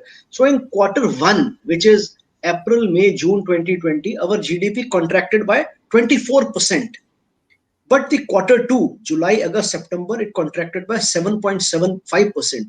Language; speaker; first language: English; non-native, local second language; Hindi